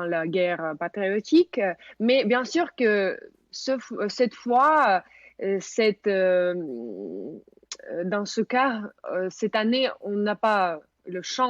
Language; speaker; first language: French; non-native, fluent; Russian